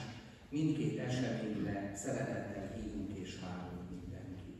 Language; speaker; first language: Hungarian; native; Hungarian